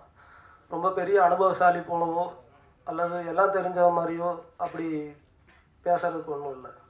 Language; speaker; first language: Tamil; native; Tamil